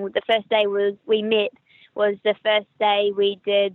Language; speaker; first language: English; native; English